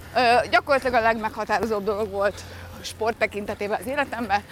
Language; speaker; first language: Hungarian; native; Hungarian